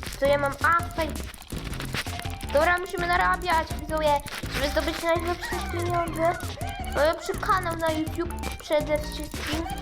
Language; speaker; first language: Polish; early bilingual, other home language; Ukrainian